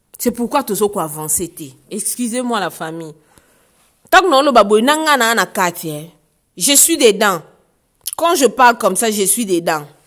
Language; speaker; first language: French; non-native, local second language; Lingala